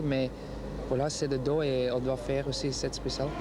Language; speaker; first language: French; non-native, local second language; Dutch